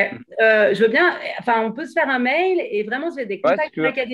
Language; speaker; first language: French; native; French